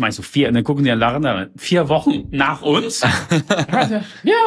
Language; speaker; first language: German; early bilingual, heritage; German